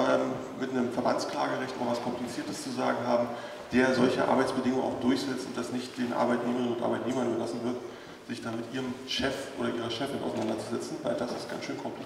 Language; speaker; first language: German; native; German